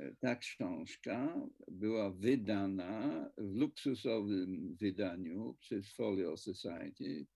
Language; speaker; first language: Polish; non-native, fluent; English